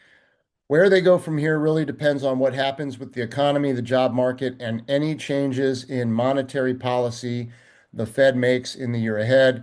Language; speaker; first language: English; native; English